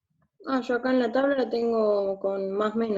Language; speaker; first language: Spanish; native; Spanish